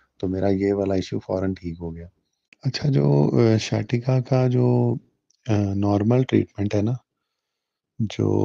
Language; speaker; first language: Urdu; native; Urdu